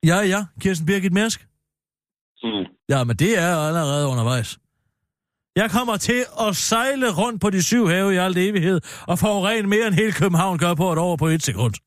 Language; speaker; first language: Danish; native; Danish